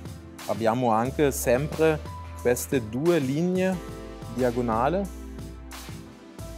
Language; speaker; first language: Italian; non-native, fluent; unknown